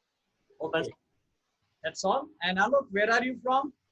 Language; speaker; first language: English; non-native, local second language; Gujarati